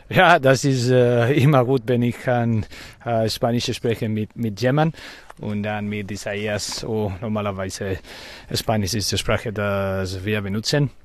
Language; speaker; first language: German; non-native, learner; Spanish